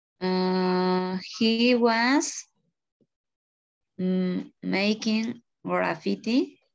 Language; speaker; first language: English; non-native, learner; Spanish